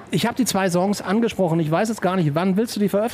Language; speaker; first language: German; native; German